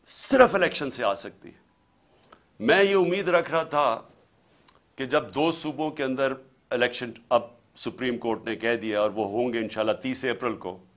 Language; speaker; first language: Urdu; native; Urdu